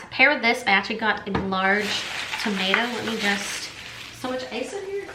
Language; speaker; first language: English; native; English